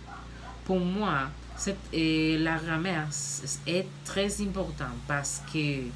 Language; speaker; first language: French; non-native, learner; Spanish